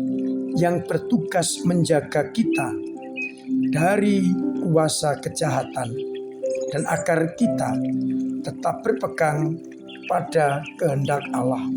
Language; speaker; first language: Indonesian; non-native, local second language; Javanese